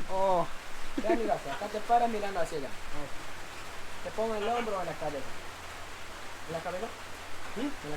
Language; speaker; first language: Spanish; native; Spanish